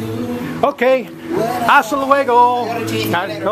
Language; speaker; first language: Spanish; non-native, learner; English